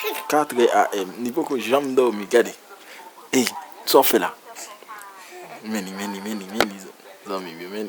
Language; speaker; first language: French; non-native, learner; Haitian Creole